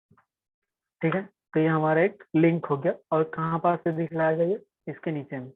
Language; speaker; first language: Hindi; native; Hindi